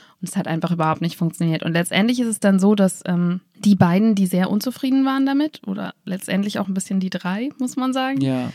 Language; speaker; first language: German; native; German